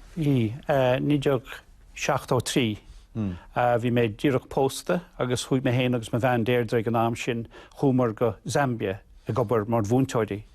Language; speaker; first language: Irish; non-native, local second language; English